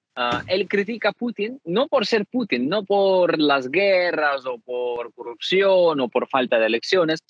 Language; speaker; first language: Spanish; non-native, fluent; Ukrainian